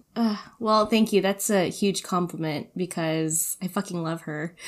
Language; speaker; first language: English; early bilingual, other home language; Filipino